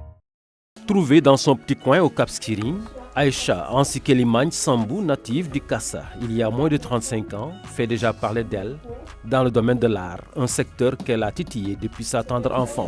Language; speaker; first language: French; native; French